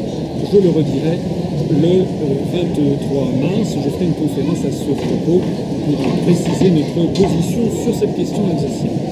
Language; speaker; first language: French; native; French